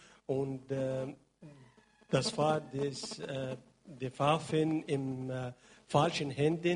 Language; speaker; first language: German; non-native, learner; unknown